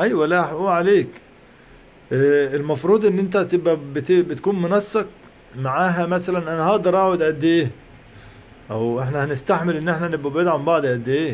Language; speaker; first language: Arabic; native; Arabic